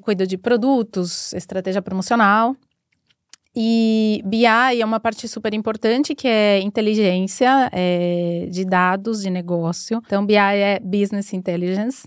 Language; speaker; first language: Portuguese; non-native, fluent; Spanish